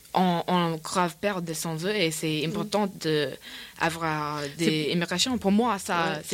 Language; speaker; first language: French; non-native, learner; English